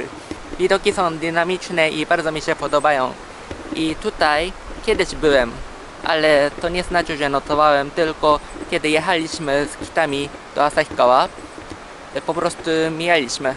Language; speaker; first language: Polish; early bilingual, heritage; Polish